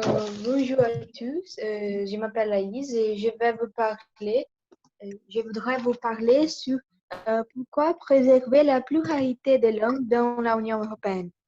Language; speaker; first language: French; non-native, learner; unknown